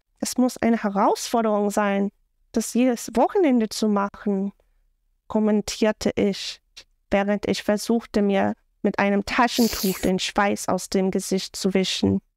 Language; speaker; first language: German; non-native, fluent; English